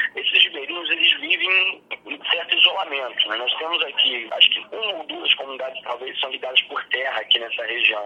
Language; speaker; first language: Portuguese; native; Portuguese